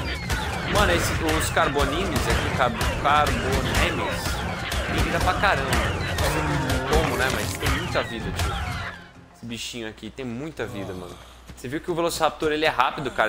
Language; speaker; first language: Portuguese; native; Portuguese